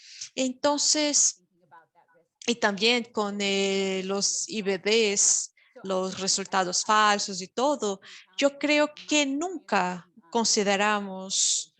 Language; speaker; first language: Spanish; non-native, fluent; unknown